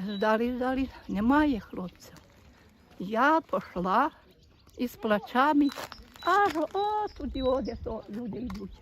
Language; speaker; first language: Ukrainian; native; Ukrainian